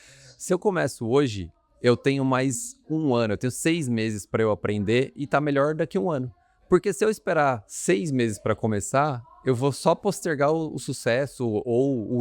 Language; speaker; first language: Portuguese; native; Portuguese